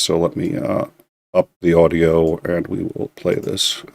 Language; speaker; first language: English; native; English